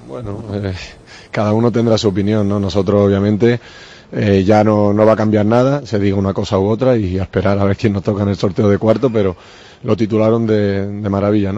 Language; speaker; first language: Spanish; native; Spanish